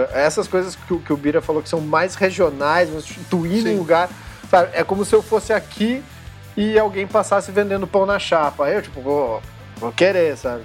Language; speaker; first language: Portuguese; native; Portuguese